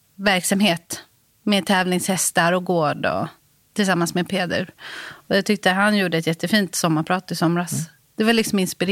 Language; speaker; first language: Swedish; native; Swedish